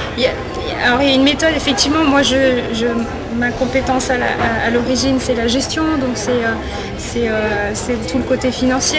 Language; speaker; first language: French; native; French